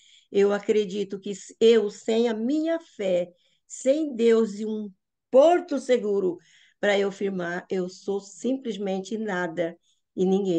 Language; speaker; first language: Portuguese; native; Portuguese